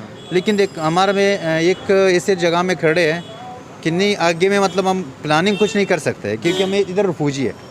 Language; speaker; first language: Hindi; non-native, learner; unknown